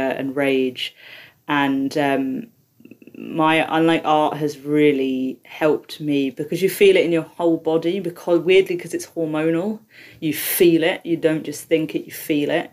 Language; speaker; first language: English; native; English